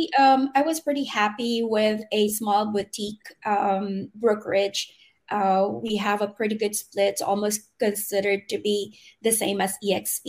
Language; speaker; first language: English; non-native, local second language; Filipino